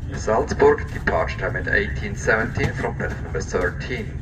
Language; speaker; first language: English; non-native, fluent; German